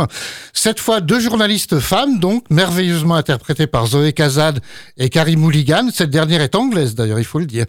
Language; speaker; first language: French; native; French